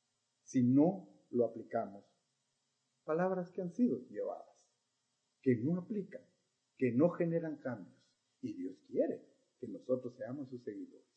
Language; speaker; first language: Spanish; native; Spanish